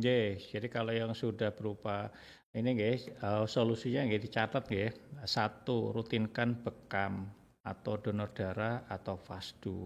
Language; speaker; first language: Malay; non-native, local second language; Javanese